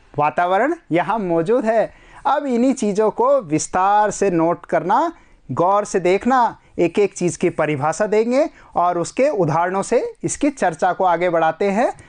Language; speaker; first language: Hindi; native; Hindi